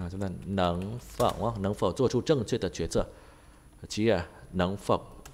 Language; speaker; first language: Chinese; non-native, fluent; Vietnamese